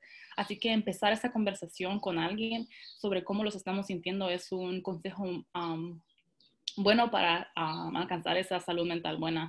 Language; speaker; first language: Spanish; early bilingual, heritage; Spanish